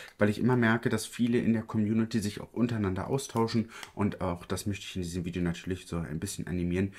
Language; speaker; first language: German; early bilingual, other home language; Italian